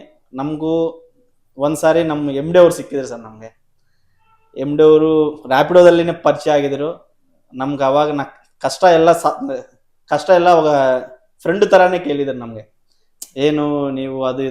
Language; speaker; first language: Kannada; non-native, local second language; Telugu